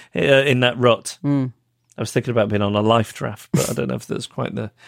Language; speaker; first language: English; native; English